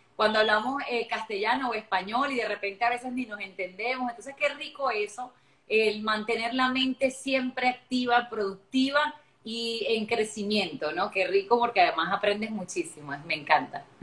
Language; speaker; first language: Spanish; native; Spanish